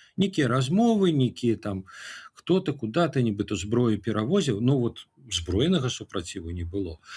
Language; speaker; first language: Belarusian; non-native, local second language; Russian